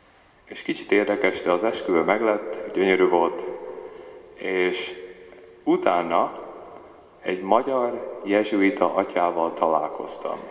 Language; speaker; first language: Hungarian; early bilingual, heritage; Hungarian